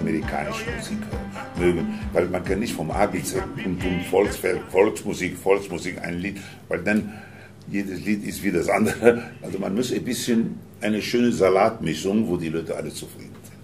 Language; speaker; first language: German; non-native, fluent; Spanish